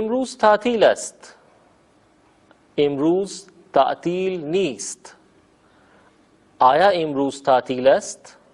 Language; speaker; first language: Persian; non-native, fluent; Urdu